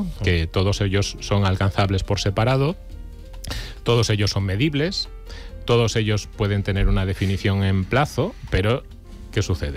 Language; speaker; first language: Spanish; native; Spanish